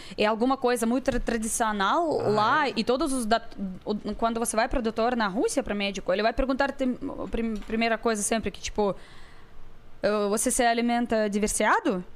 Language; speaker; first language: Portuguese; non-native, learner; Russian